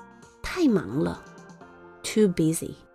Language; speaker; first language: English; non-native, fluent; Chinese